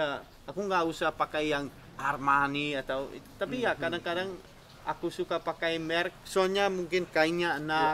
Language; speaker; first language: Indonesian; non-native, fluent; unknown